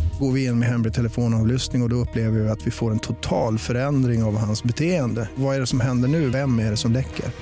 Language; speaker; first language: Swedish; native; Swedish